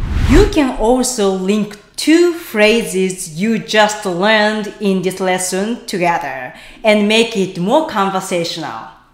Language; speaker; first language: English; non-native, fluent; Japanese